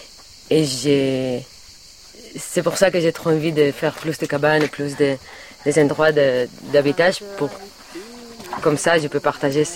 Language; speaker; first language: French; non-native, learner; Catalan